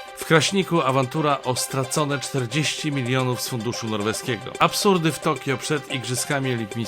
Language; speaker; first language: Polish; native; Polish